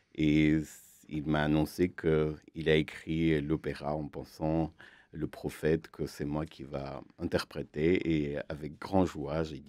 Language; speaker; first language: French; non-native, fluent; Armenian